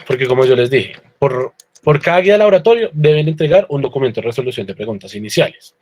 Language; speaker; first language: Spanish; native; Spanish